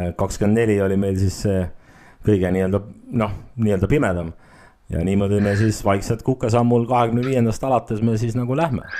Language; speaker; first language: Estonian; non-native, local second language; Russian